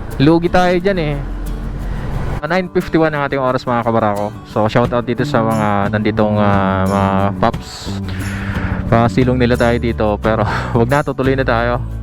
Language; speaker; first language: Filipino; native; Filipino